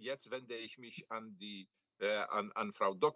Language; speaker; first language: German; non-native, fluent; Polish